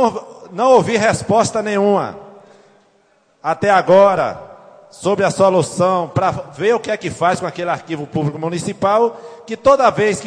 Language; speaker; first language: Portuguese; native; Portuguese